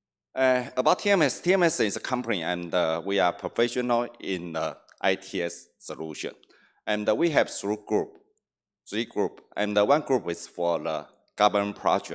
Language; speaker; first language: English; non-native, learner; Chinese